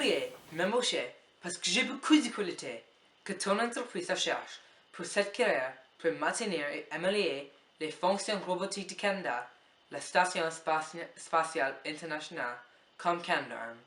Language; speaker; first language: French; non-native, learner; English